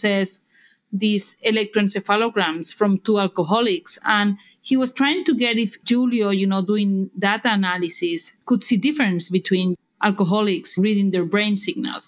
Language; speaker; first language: English; non-native, fluent; Spanish